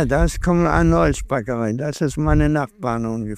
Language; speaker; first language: German; non-native, learner; Danish